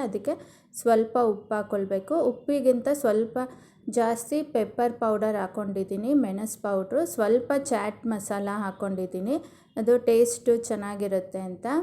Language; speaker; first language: Kannada; native; Kannada